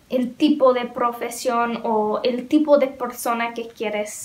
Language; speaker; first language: Spanish; non-native, learner; English